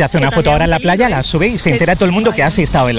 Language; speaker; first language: Spanish; native; Spanish